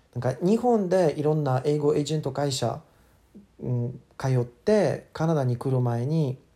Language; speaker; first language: Japanese; non-native, learner; English